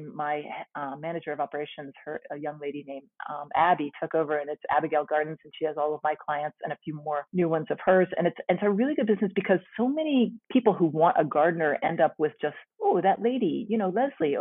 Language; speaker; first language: English; native; English